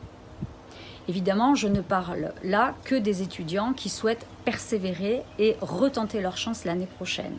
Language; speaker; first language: French; native; French